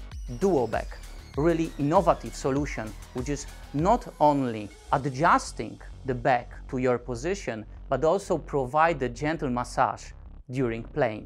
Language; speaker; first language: English; non-native, fluent; Polish